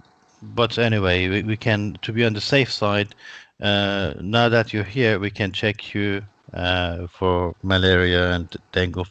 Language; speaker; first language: English; non-native, fluent; Persian